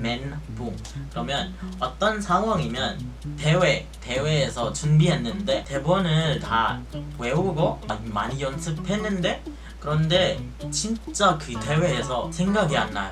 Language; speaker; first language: Korean; non-native, fluent; Filipino